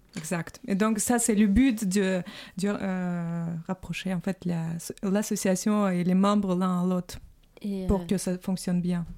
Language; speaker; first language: French; non-native, fluent; Russian